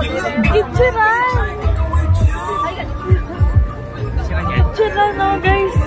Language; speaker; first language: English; non-native, local second language; Filipino